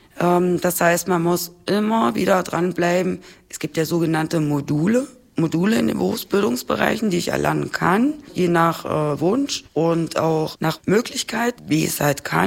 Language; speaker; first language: German; native; German